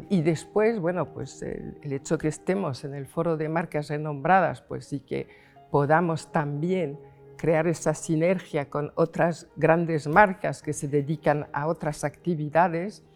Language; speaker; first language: Spanish; non-native, fluent; French